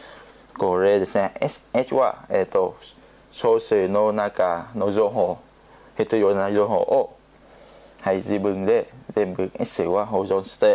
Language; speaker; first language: Japanese; non-native, learner; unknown